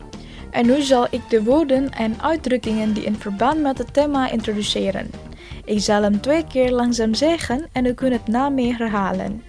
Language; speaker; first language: Dutch; non-native, learner; Indonesian